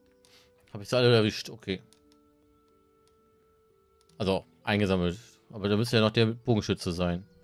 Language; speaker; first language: German; native; German